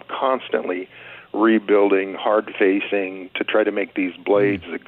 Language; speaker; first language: English; native; English